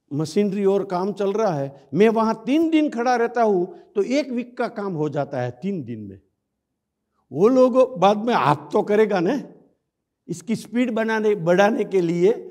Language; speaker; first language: Hindi; non-native, local second language; Gujarati